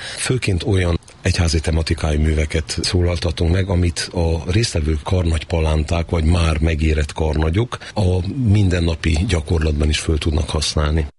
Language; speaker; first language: Hungarian; native; Hungarian